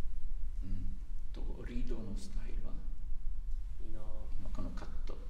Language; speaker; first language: Japanese; non-native, learner; Italian